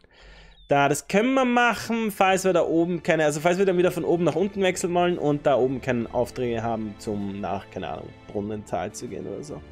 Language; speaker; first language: German; native; German